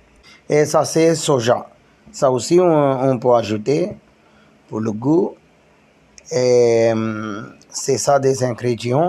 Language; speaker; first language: French; non-native, learner; Tamil